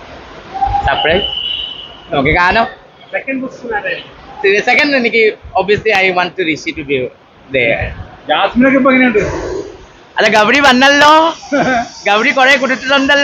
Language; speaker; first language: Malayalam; non-native, local second language; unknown